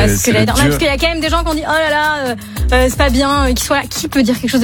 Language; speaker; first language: French; native; French